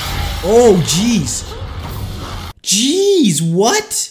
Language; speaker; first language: English; native; English